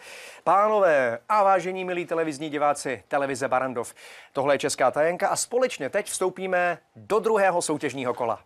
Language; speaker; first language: Czech; native; Czech